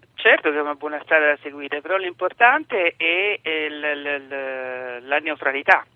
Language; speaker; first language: Italian; native; Italian